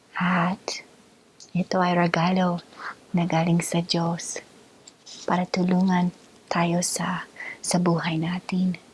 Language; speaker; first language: Filipino; native; Filipino